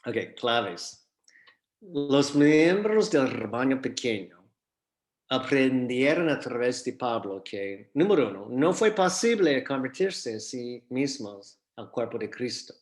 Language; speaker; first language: Spanish; non-native, fluent; English